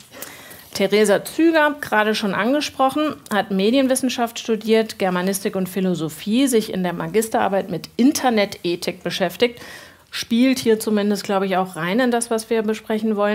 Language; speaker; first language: German; native; German